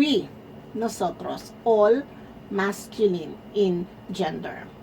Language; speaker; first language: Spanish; non-native, fluent; Filipino